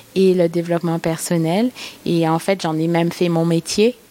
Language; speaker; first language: French; native; French